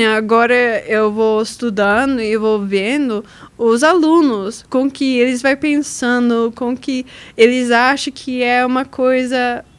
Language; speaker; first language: Portuguese; non-native, learner; English